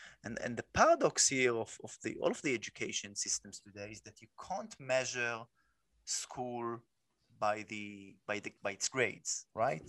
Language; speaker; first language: English; non-native, fluent; Hebrew